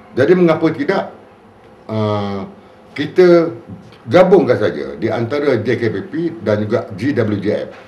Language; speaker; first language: Malay; native; Malay